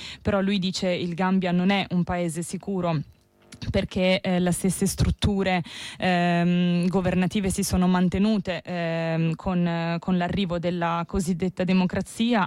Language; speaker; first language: Italian; native; Italian